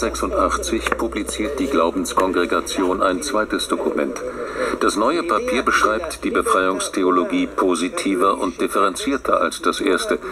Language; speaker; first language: German; native; German